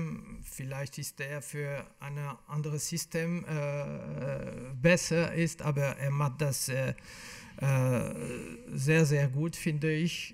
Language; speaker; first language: German; non-native, fluent; French